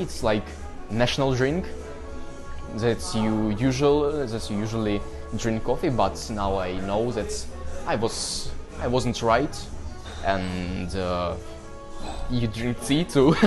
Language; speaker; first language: English; non-native, learner; Russian